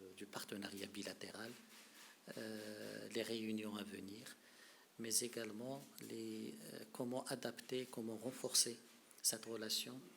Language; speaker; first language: French; non-native, local second language; Arabic